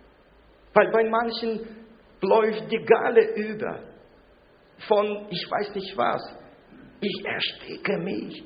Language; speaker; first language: German; non-native, fluent; Russian